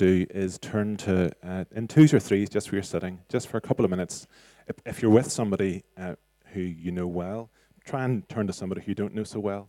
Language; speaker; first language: English; native; English